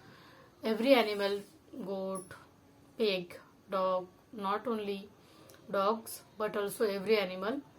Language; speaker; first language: English; non-native, local second language; Marathi